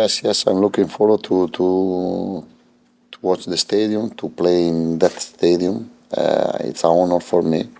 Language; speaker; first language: English; non-native, fluent; Italian